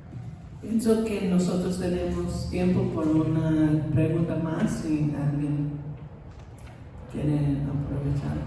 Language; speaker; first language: Spanish; non-native, fluent; English